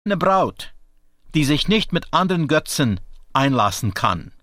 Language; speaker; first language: German; native; German